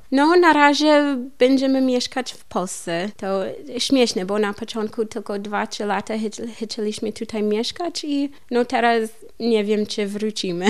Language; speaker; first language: Polish; non-native, learner; English